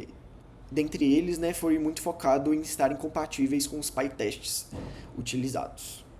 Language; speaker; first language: Portuguese; native; Portuguese